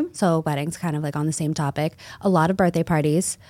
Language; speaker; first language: English; native; English